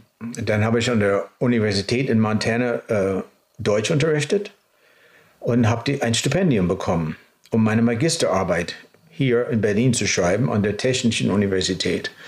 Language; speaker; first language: German; non-native, fluent; English